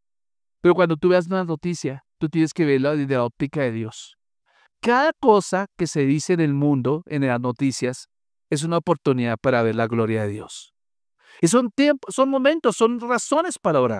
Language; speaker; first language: Spanish; native; Spanish